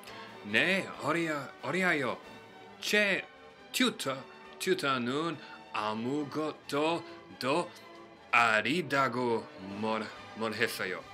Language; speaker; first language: Korean; non-native, learner; English